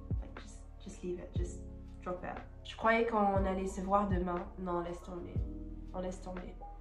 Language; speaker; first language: French; early bilingual, other home language; English